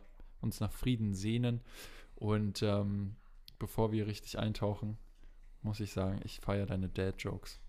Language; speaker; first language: German; native; German